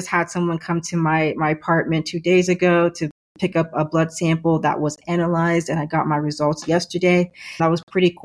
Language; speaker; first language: English; native; English